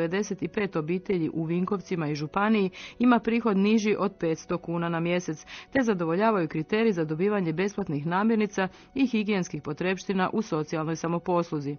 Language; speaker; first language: Croatian; native; Croatian